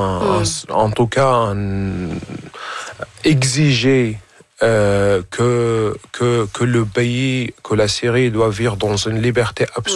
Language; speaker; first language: French; non-native, fluent; Arabic